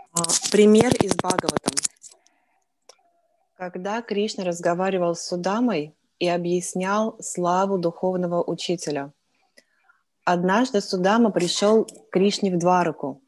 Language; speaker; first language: Russian; native; Russian